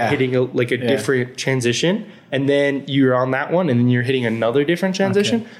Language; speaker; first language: English; native; English